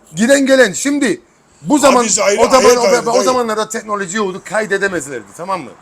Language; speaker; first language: Turkish; early bilingual, heritage; Turkish